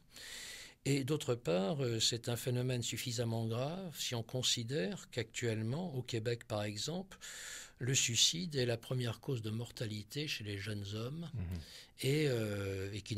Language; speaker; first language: French; native; French